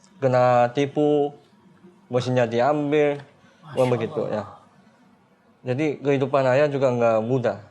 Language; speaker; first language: Indonesian; non-native, fluent; Korean